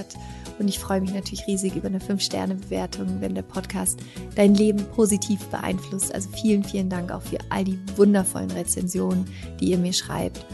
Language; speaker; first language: German; native; German